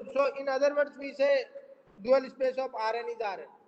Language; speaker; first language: English; non-native, local second language; Hindi